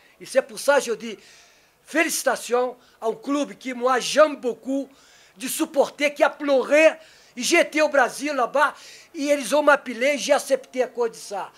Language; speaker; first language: French; non-native, learner; Portuguese